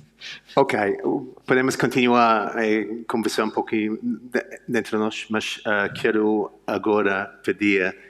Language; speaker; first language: Portuguese; non-native, learner; English